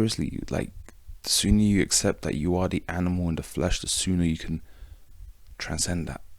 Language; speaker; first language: English; native; English